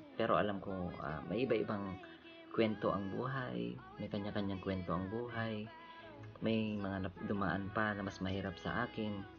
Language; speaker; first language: Filipino; non-native, local second language; Iloko